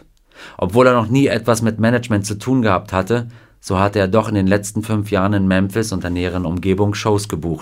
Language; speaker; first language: German; native; German